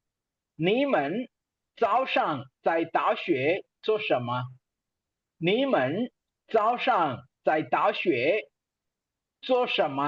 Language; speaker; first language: Chinese; non-native, fluent; Tamil